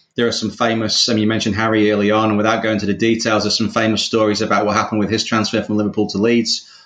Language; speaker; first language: English; native; English